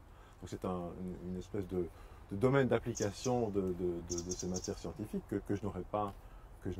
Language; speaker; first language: French; native; French